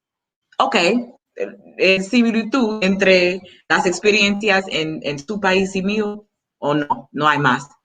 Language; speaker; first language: Spanish; non-native, learner; English